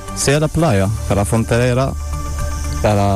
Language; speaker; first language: Spanish; non-native, learner; Arabic